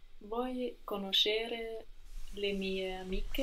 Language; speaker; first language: Italian; non-native, learner; English